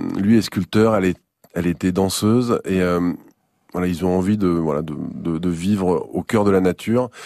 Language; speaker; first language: French; native; French